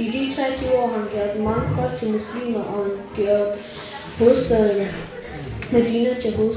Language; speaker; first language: Danish; early bilingual, other home language; Urdu